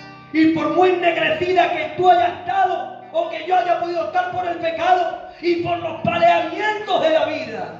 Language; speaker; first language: Spanish; native; Spanish